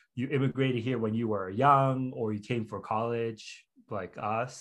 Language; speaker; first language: English; non-native, local second language; Cantonese